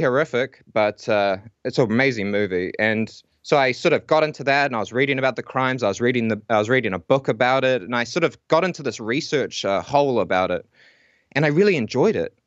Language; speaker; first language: English; native; English